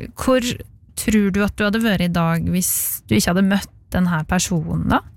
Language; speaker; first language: Norwegian; native; Norwegian